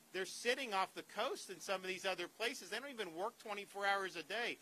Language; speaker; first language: English; native; English